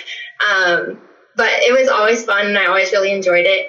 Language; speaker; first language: English; native; English